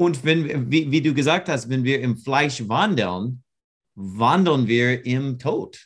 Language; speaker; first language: German; non-native, learner; English